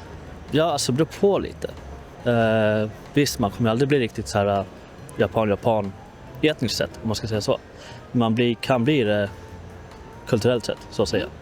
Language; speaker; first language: Swedish; native; Swedish